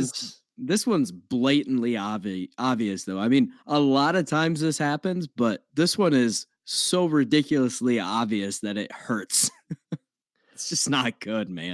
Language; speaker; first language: English; native; English